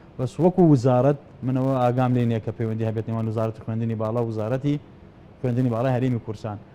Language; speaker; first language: Central Kurdish; native; Central Kurdish